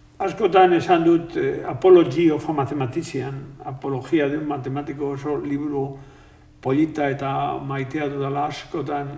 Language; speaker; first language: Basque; non-native, local second language; Spanish